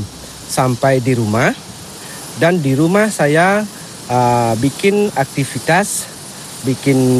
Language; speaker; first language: Indonesian; non-native, local second language; Balinese